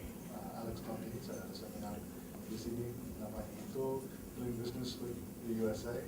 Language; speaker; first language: Indonesian; non-native, fluent; English